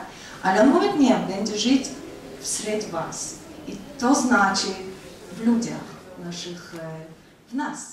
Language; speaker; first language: Polish; non-native, fluent; Russian